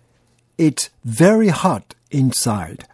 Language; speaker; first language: English; non-native, learner; Japanese